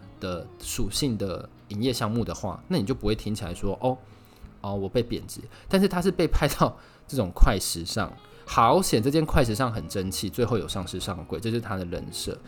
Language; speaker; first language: Chinese; native; Chinese